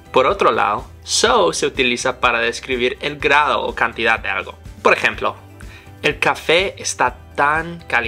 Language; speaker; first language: Spanish; non-native, fluent; English